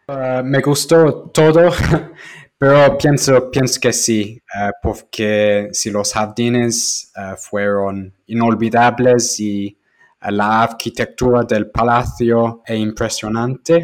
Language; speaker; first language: Spanish; non-native, fluent; English